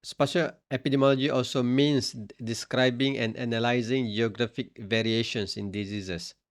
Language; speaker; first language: English; non-native, local second language; Malay